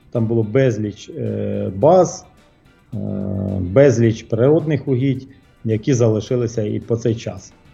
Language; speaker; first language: Ukrainian; native; Ukrainian